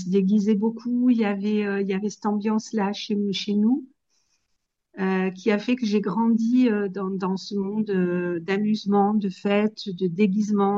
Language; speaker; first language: French; native; French